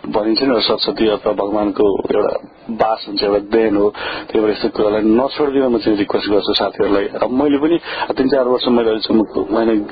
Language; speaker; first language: Nepali; native; Nepali